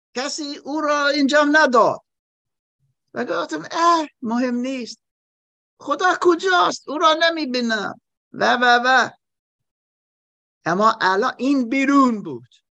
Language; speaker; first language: Persian; non-native, learner; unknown